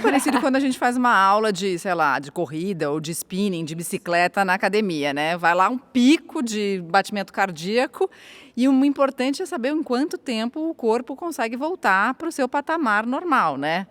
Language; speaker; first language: Portuguese; native; Portuguese